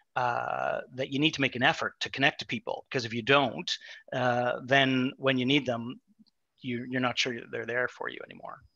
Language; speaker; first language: English; native; English